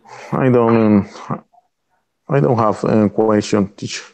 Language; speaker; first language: English; non-native, learner; Spanish